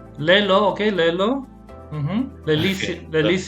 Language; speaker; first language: Spanish; non-native, fluent; English